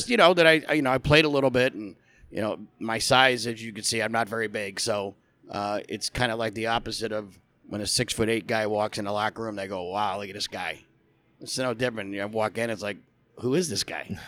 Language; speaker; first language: English; native; English